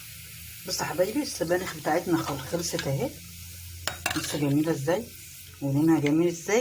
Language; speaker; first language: Arabic; native; Arabic